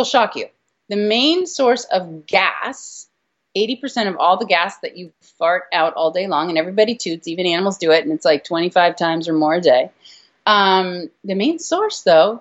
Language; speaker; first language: English; native; English